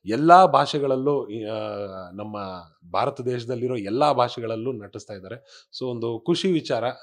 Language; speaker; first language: Kannada; non-native, local second language; Kodava